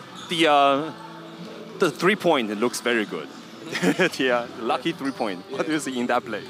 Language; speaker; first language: English; non-native, learner; Chinese